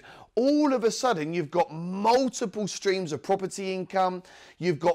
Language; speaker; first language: English; native; English